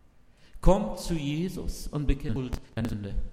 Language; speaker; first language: German; non-native, learner; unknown